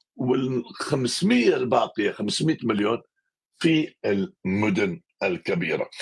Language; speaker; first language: Arabic; native; Arabic